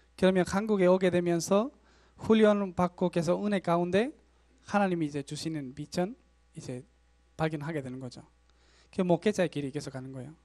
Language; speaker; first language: Korean; non-native, learner; Spanish